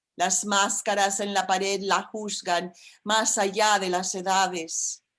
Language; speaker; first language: Spanish; early bilingual, heritage; Spanish